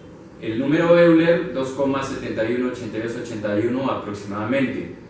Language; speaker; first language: Spanish; native; Spanish